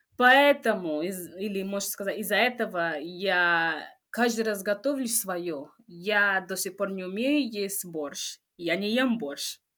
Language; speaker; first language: Russian; non-native, fluent; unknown